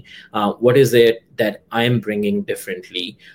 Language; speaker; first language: English; non-native, local second language; Urdu